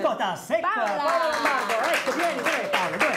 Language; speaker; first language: Italian; native; Italian